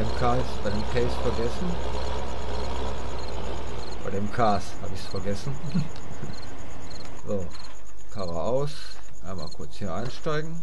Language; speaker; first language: German; native; German